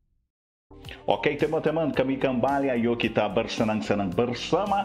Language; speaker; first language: Indonesian; non-native, learner; Portuguese